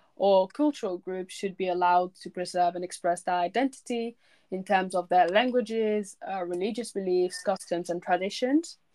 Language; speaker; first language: English; early bilingual, other home language; French